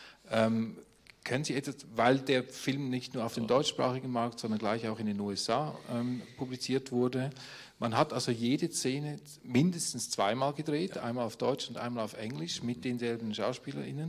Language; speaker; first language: German; native; German